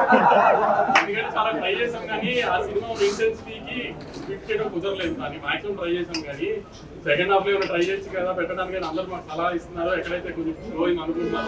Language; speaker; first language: Telugu; native; Telugu